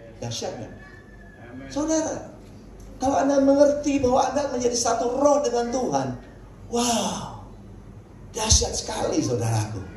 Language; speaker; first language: Indonesian; native; Indonesian